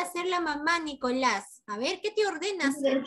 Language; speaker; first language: Spanish; native; Spanish